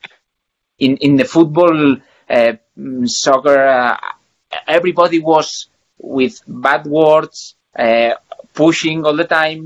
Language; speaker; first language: English; non-native, fluent; Spanish